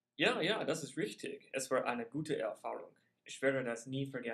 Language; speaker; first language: German; non-native, learner; English